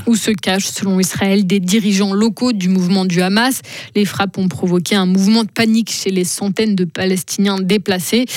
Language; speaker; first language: French; native; French